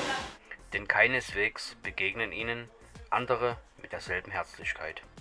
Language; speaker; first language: German; native; German